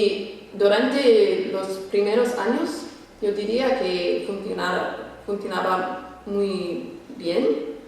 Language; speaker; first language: Spanish; non-native, fluent; English